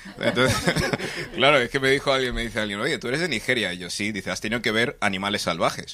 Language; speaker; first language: Spanish; early bilingual, other home language; English